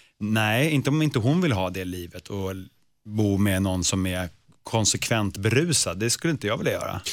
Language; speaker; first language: Swedish; native; Swedish